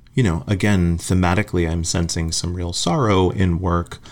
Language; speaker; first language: English; native; English